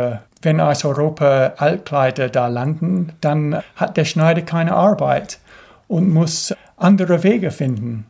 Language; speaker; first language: German; non-native, fluent; English